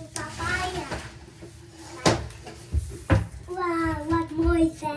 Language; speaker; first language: Dutch; early bilingual, other home language; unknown